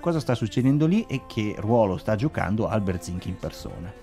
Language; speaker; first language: Italian; native; Italian